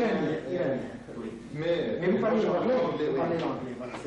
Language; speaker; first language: French; native; French